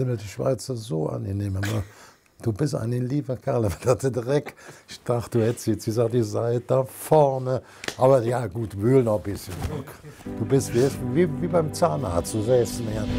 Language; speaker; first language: German; native; German